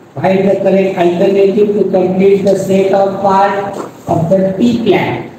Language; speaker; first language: English; non-native, local second language; Marathi